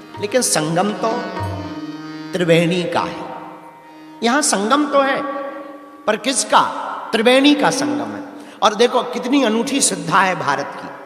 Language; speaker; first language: Hindi; native; Hindi